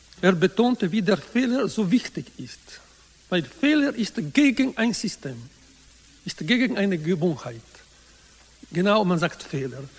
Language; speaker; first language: German; non-native, learner; Italian